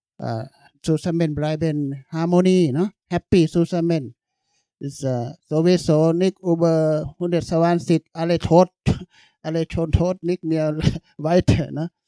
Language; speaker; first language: German; non-native, learner; Thai